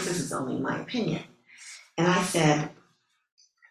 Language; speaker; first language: English; native; English